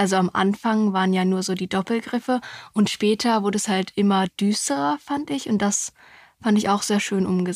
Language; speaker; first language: German; native; German